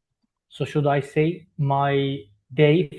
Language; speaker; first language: English; non-native, learner; Turkish